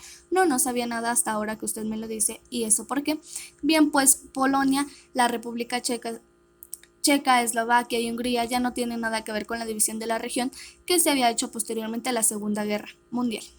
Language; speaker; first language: Spanish; native; Spanish